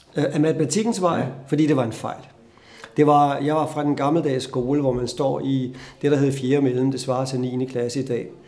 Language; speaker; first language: Danish; native; Danish